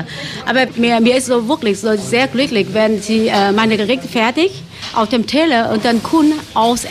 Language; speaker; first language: German; non-native, learner; Vietnamese